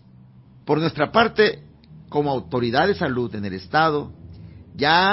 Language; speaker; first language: Spanish; native; Spanish